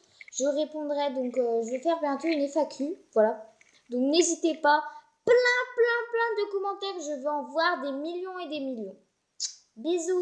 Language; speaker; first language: French; native; French